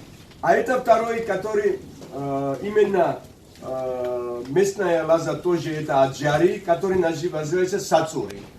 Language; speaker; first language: Russian; non-native, fluent; Georgian